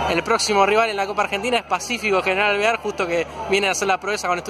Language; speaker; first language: Spanish; native; Spanish